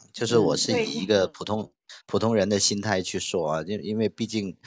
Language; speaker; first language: Chinese; non-native, local second language; Cantonese